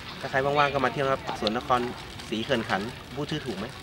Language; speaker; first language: Thai; native; Thai